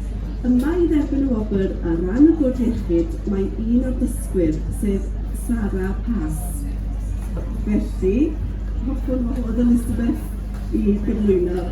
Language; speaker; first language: Welsh; native; Welsh